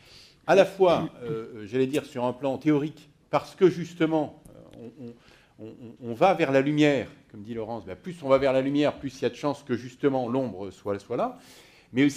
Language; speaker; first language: French; native; French